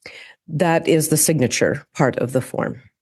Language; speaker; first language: English; native; English